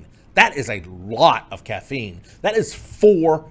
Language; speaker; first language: English; native; English